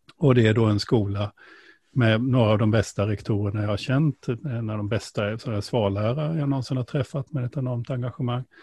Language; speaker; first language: Swedish; native; Swedish